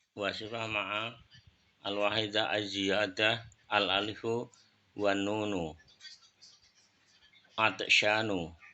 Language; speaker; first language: Arabic; non-native, learner; Indonesian